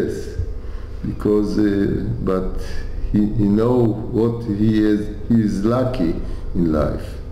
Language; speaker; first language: English; non-native, learner; Hebrew